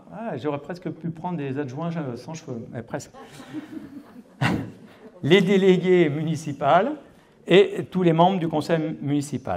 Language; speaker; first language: French; native; French